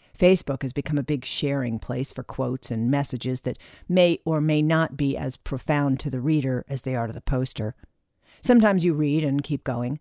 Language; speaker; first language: English; native; English